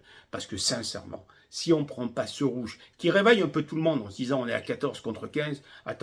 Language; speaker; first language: French; native; French